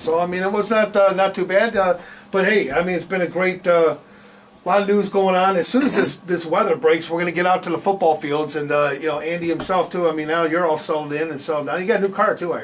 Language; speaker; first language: English; native; English